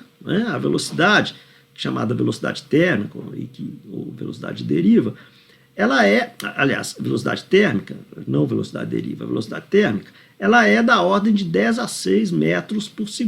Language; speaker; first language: Portuguese; native; Portuguese